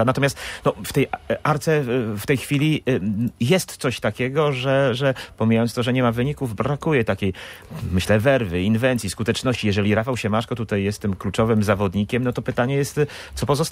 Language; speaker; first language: Polish; native; Polish